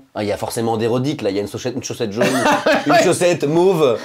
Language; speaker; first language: French; native; French